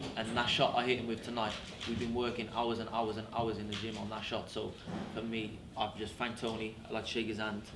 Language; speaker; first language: English; native; English